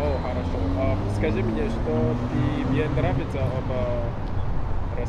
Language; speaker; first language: Russian; non-native, learner; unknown